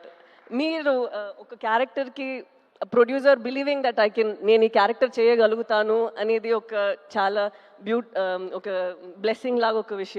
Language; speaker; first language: Telugu; non-native, local second language; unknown